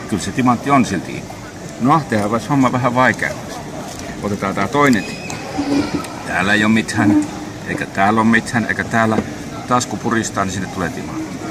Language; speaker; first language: Finnish; native; Finnish